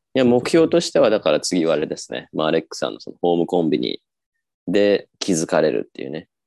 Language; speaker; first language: Japanese; native; Japanese